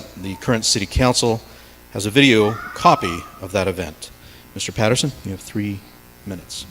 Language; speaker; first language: English; native; English